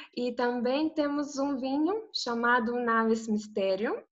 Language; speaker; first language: Portuguese; non-native, fluent; Croatian